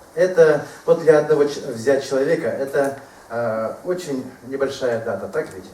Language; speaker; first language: Russian; non-native, local second language; Udmurt